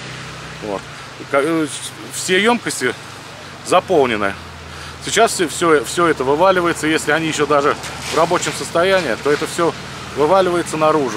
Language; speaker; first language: Russian; native; Russian